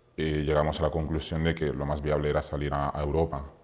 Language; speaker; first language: Spanish; native; Spanish